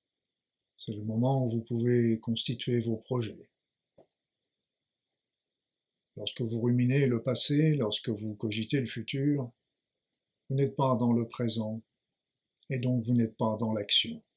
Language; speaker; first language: French; native; French